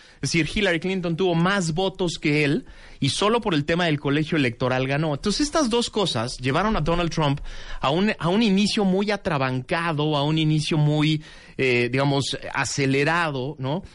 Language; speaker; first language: Spanish; native; Spanish